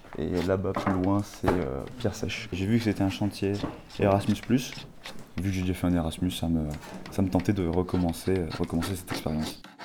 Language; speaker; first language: French; native; French